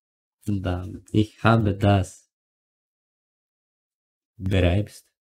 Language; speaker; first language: German; non-native, learner; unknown